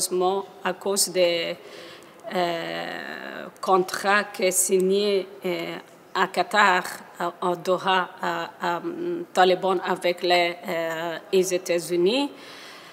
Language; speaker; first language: French; non-native, learner; Persian